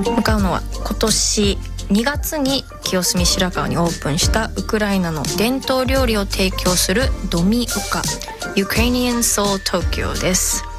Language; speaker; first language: Japanese; native; Japanese